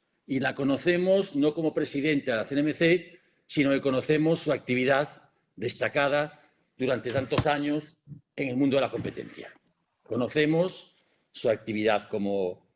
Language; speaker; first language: Spanish; native; Spanish